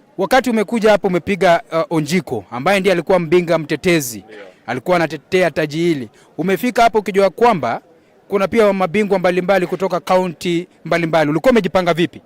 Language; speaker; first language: Swahili; non-native, local second language; Gusii